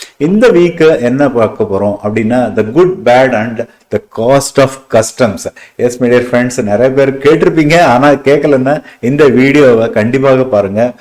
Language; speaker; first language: English; non-native, local second language; Tamil